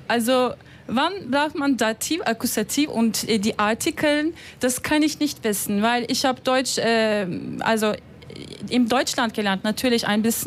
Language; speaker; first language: German; non-native, learner; Turkish